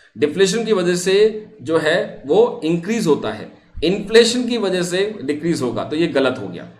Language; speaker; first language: Hindi; non-native, local second language; Bangla